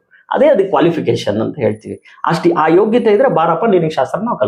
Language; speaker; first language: Kannada; native; Kannada